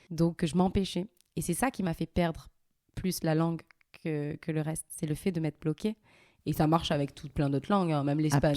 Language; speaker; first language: French; early bilingual, other home language; Arabic